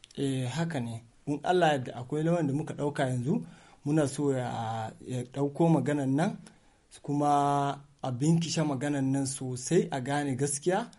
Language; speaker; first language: Hausa; non-native, local second language; Fula